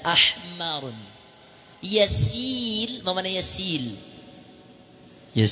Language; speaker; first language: Arabic; non-native, fluent; Indonesian